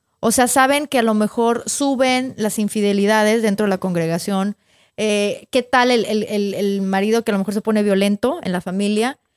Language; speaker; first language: Spanish; native; Spanish